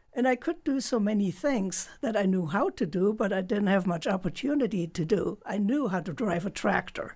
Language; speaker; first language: English; non-native, fluent; German